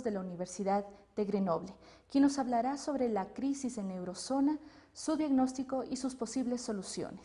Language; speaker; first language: Spanish; native; Spanish